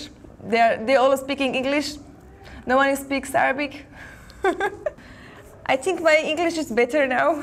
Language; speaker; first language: English; non-native, learner; Armenian